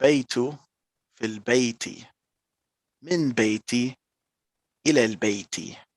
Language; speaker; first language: Arabic; non-native, learner; English